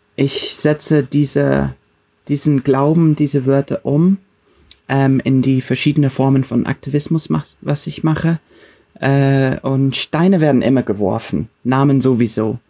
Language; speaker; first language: German; non-native, fluent; English